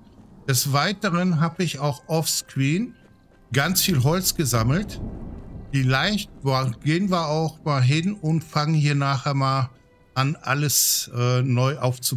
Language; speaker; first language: German; native; German